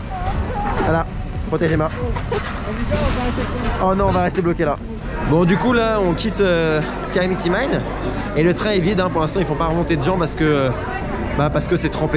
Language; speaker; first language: French; native; French